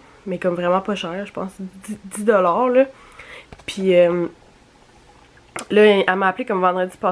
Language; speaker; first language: French; native; French